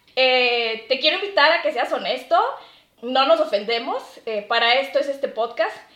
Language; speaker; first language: Spanish; native; Spanish